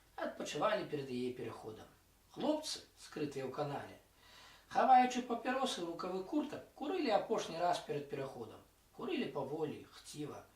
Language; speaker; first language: Belarusian; non-native, local second language; Russian